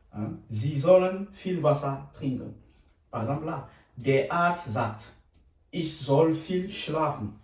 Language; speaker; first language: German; non-native, fluent; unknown